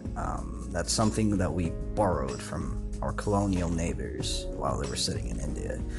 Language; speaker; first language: English; non-native, local second language; Nepali